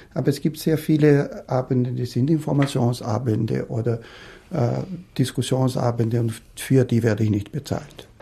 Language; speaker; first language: German; non-native, fluent; Portuguese